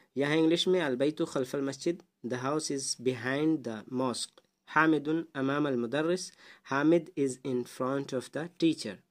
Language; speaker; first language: Urdu; native; Urdu